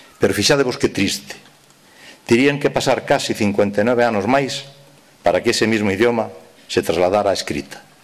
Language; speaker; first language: Galician; native; Galician